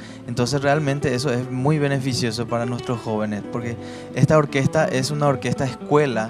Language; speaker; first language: Spanish; native; Spanish